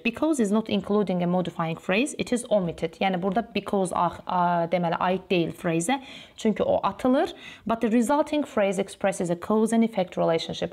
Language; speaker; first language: English; non-native, fluent; Azerbaijani